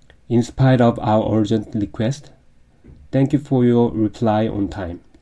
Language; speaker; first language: English; non-native, fluent; Korean